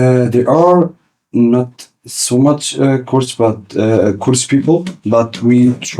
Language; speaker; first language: English; early bilingual, other home language; Kurdish